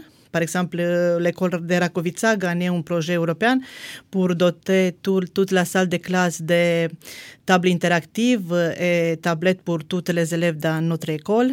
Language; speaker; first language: French; non-native, fluent; Romanian